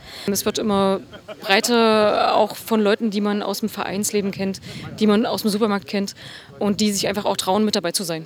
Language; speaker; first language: German; native; German